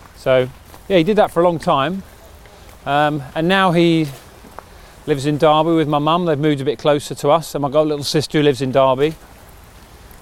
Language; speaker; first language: English; native; English